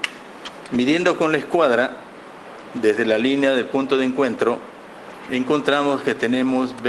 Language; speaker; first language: Spanish; native; Spanish